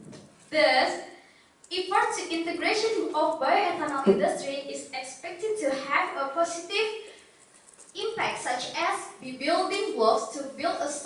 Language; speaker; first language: English; non-native, learner; Indonesian